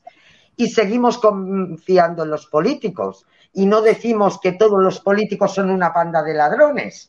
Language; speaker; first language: Spanish; native; Spanish